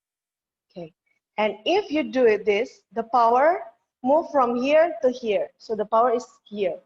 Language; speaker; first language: English; non-native, learner; Indonesian